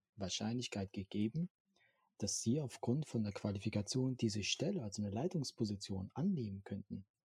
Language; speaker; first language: German; non-native, fluent; French